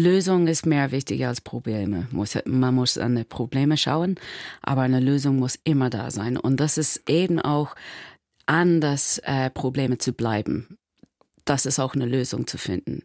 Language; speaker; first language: German; non-native, learner; English